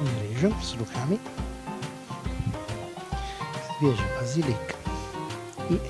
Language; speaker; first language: Russian; non-native, learner; Italian